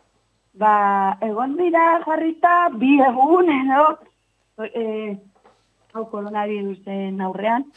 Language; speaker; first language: Basque; non-native, local second language; Spanish